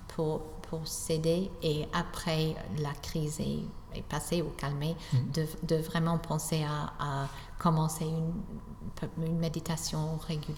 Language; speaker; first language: French; non-native, fluent; English